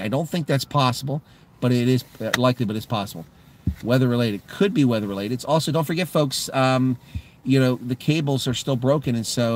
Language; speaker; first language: English; native; English